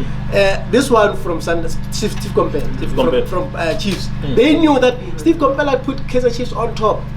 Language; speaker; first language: English; non-native, local second language; Northern Sotho